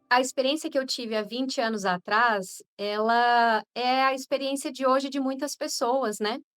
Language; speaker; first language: Portuguese; native; Portuguese